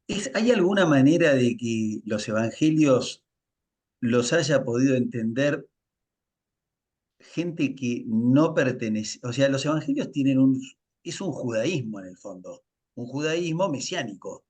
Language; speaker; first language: Spanish; native; Spanish